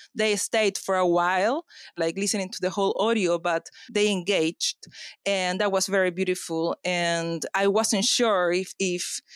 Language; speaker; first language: English; non-native, fluent; Spanish